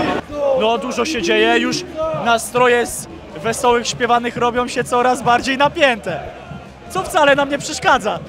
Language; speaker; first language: Polish; native; Polish